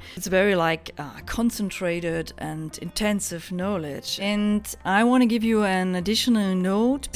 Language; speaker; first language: English; non-native, fluent; German